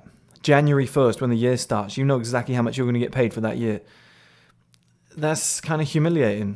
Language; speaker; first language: English; native; English